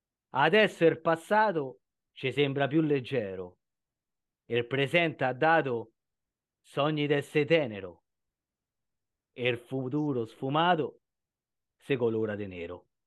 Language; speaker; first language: Italian; native; Italian